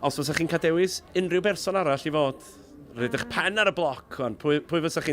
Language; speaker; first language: Welsh; native; Welsh